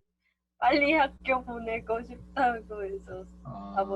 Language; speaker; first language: Korean; non-native, learner; Khmer